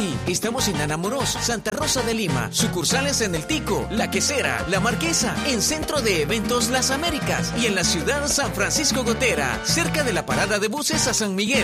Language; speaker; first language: Spanish; native; Spanish